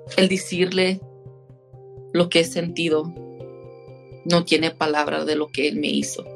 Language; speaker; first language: Spanish; early bilingual, heritage; Spanish